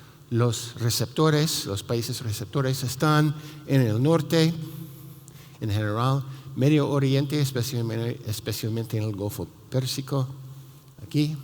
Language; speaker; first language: Spanish; non-native, fluent; English